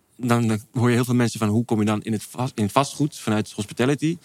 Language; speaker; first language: Dutch; native; Dutch